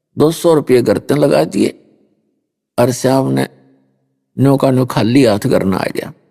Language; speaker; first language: Hindi; native; Hindi